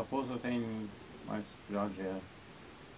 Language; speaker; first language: Portuguese; non-native, learner; Norwegian